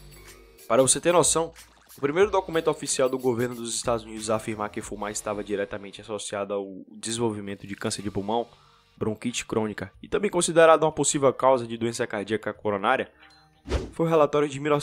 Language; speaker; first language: Portuguese; native; Portuguese